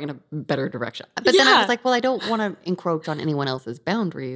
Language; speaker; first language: English; native; English